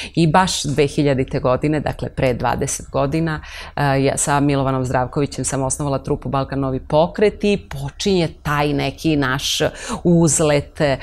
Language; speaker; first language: Serbian; non-native, local second language; Romanian